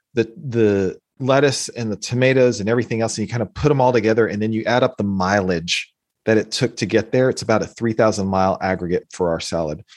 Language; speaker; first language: English; native; English